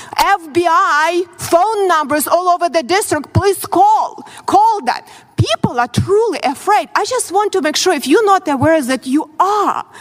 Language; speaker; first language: English; non-native, fluent; Ukrainian